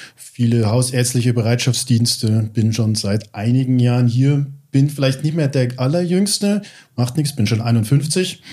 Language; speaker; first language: German; early bilingual, other home language; English